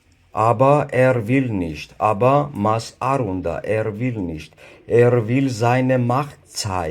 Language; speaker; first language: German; non-native, learner; Georgian